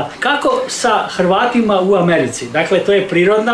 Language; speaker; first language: Serbian; native; Serbian